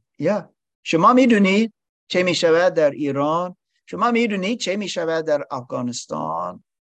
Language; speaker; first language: Persian; non-native, learner; English